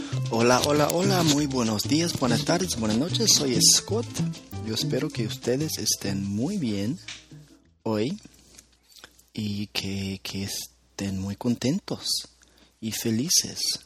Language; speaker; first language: Spanish; non-native, fluent; English